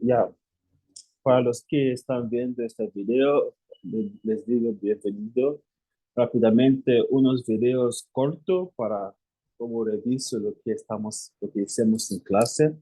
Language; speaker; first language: Spanish; non-native, fluent; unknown